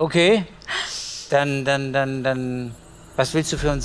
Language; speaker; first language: German; native; German